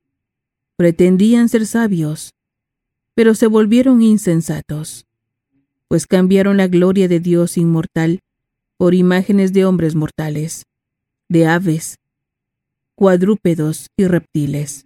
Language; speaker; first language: Spanish; native; Spanish